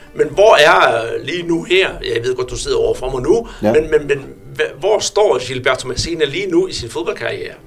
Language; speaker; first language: Danish; native; Danish